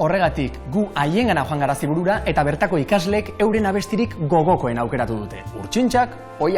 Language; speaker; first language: Basque; native; Basque